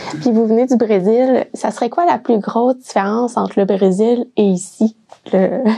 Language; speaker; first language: French; native; French